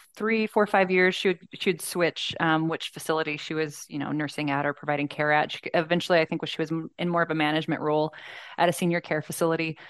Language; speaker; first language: English; native; English